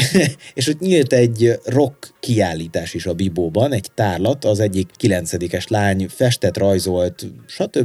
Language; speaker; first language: Hungarian; native; Hungarian